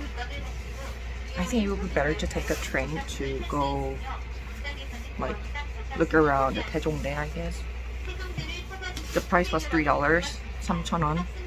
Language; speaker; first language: English; non-native, fluent; Korean